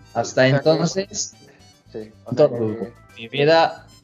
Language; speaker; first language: Spanish; non-native, learner; Japanese